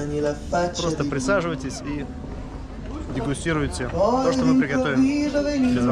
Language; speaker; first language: Russian; native; Russian